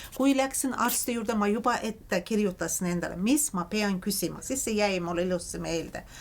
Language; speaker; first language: Estonian; non-native, fluent; Azerbaijani